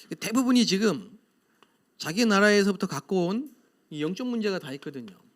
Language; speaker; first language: Korean; native; Korean